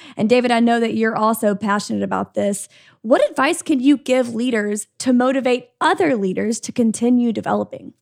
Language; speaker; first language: English; native; English